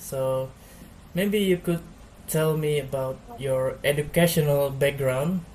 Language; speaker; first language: English; non-native, learner; Indonesian